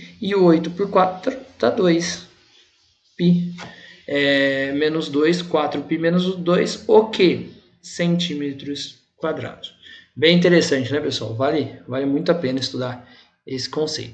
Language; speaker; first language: Portuguese; native; Portuguese